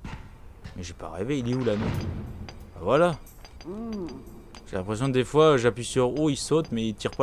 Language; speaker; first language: French; native; French